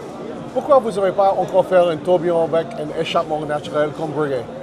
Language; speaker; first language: French; non-native, learner; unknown